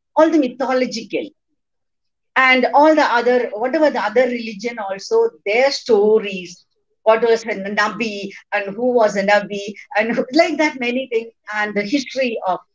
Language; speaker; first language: English; non-native, local second language; Malayalam